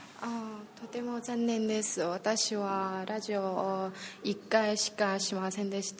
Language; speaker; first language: Japanese; non-native, learner; Chinese